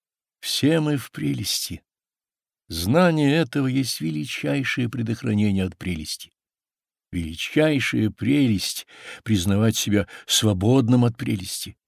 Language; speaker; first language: Russian; native; Russian